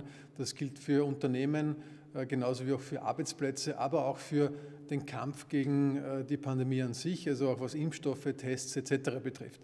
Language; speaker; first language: German; native; German